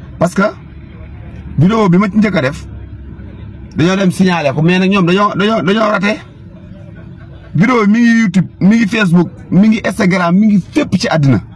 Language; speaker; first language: Wolof; native; Wolof